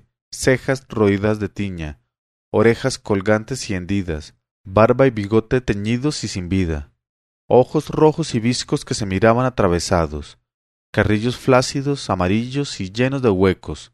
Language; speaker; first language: Spanish; native; Spanish